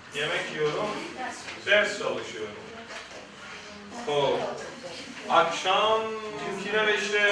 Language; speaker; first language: Turkish; non-native, fluent; Persian